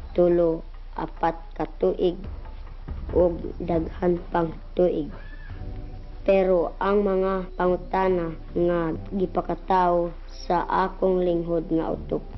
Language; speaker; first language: Cebuano; non-native, local second language; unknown